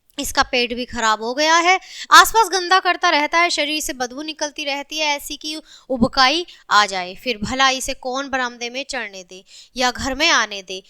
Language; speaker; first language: Hindi; native; Hindi